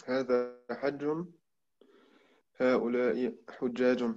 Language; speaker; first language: Arabic; non-native, learner; German